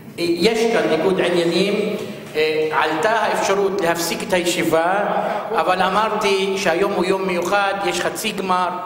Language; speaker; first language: Hebrew; non-native, local second language; Arabic